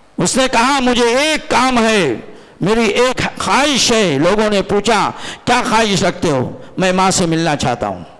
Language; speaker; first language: Urdu; non-native, local second language; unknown